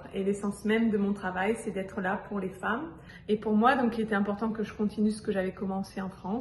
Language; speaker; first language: French; native; French